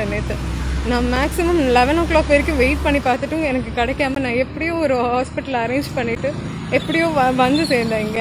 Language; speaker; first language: Tamil; non-native, local second language; Malayalam